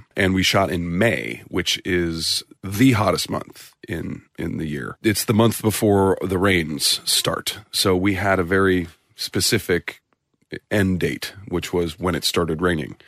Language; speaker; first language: English; native; English